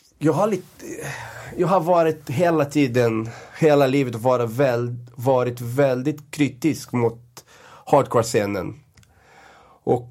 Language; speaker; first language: Swedish; non-native, fluent; Portuguese